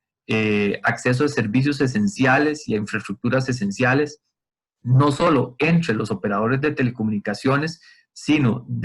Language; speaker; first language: Spanish; native; Spanish